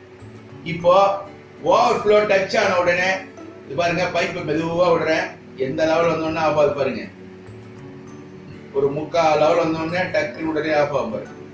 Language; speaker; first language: Tamil; native; Tamil